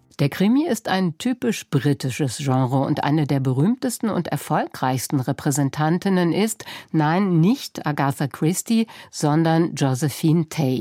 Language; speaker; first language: German; native; German